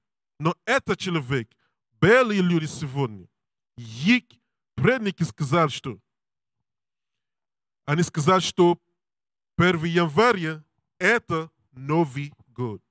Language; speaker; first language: Russian; non-native, learner; English